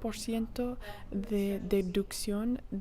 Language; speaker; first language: Spanish; non-native, fluent; English